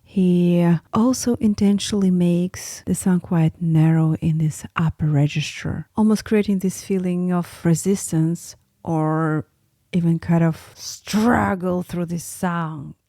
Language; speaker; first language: English; non-native, fluent; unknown